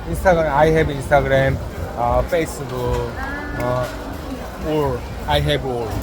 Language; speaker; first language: English; non-native, learner; Korean